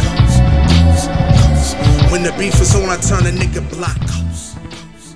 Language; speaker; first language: English; native; English